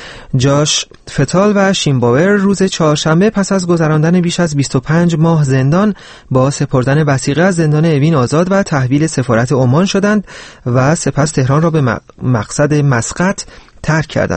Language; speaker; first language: Persian; native; Persian